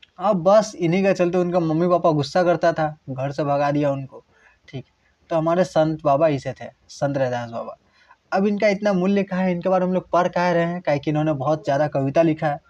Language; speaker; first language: Hindi; non-native, local second language; Bangla